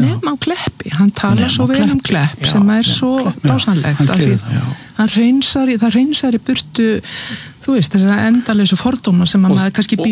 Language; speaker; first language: Icelandic; native; Icelandic